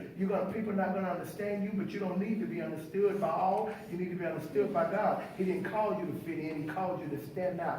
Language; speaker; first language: English; native; English